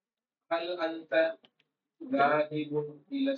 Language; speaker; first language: Arabic; non-native, learner; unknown